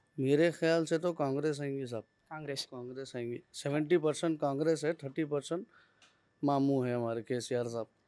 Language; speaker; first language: Hindi; non-native, local second language; Urdu